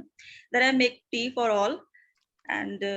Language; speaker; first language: English; non-native, learner; Hindi